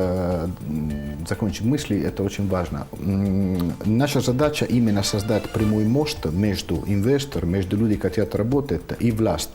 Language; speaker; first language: Russian; non-native, fluent; Italian